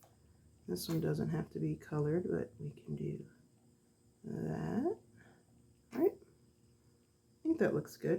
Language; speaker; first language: English; native; English